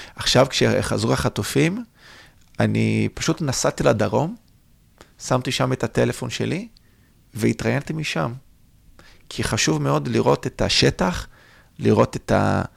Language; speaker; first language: Hebrew; non-native, fluent; Portuguese